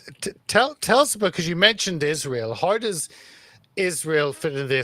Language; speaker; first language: English; native; English